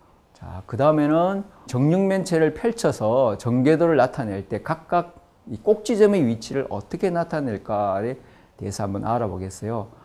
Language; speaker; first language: Korean; native; Korean